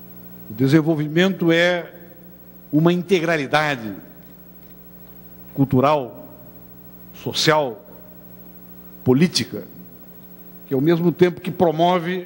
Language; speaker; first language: Portuguese; native; Portuguese